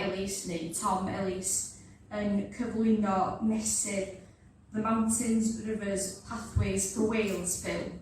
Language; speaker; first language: Welsh; native; Welsh